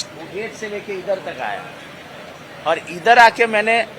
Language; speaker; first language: Hindi; non-native, local second language; Marathi